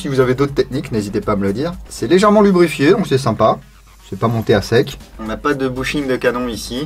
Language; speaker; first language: French; native; French